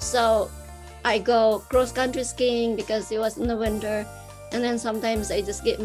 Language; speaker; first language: English; non-native, local second language; Filipino